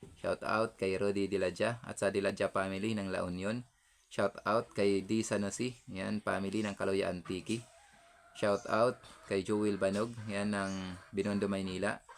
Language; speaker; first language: Filipino; non-native, local second language; Hiligaynon